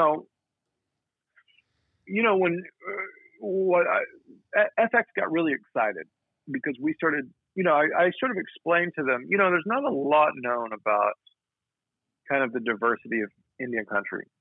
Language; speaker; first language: English; native; English